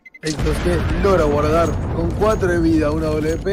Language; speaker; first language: Spanish; native; Spanish